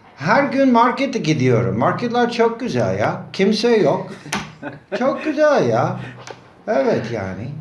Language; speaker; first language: Turkish; non-native, fluent; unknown